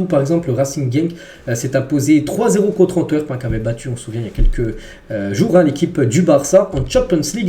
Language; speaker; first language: French; native; French